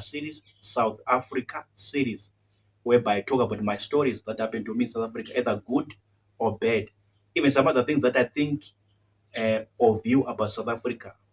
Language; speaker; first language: English; non-native, local second language; Shona